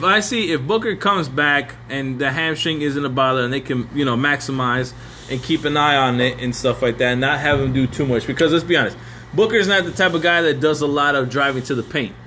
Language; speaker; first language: English; native; English